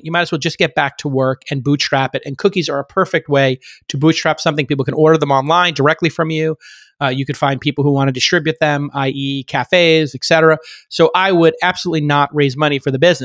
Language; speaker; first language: English; native; English